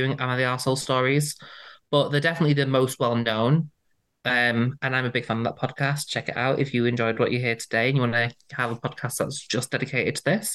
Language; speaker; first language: English; native; English